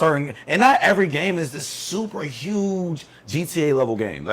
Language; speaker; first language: English; native; English